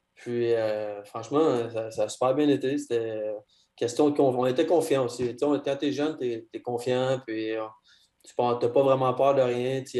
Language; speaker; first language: French; native; French